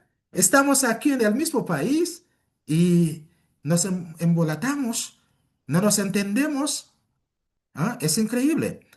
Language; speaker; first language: Spanish; non-native, fluent; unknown